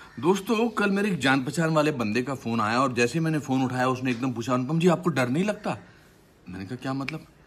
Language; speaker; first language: Hindi; native; Hindi